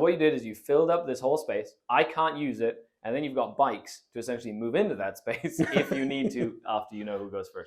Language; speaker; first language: English; native; English